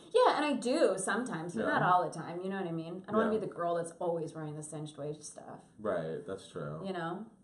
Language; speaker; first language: English; native; English